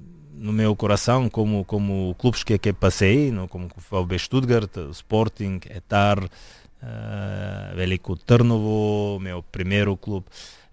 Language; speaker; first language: Portuguese; non-native, fluent; Bulgarian